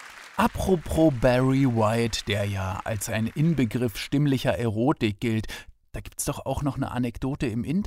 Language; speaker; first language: German; native; German